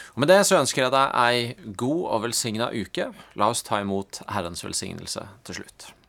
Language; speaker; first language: Norwegian; native; Norwegian